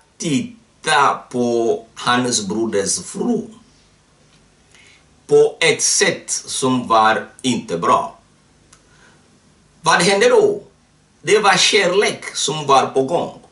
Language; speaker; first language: Swedish; non-native, fluent; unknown